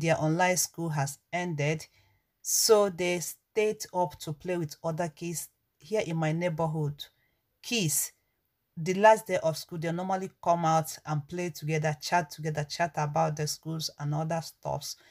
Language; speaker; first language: English; non-native, local second language; Igbo